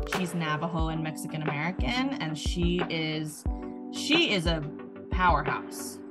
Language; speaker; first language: English; native; English